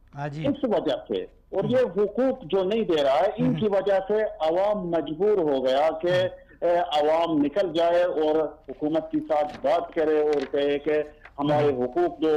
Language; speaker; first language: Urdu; non-native, learner; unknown